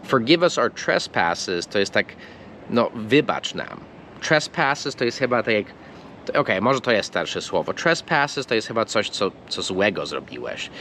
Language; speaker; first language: Polish; non-native, fluent; English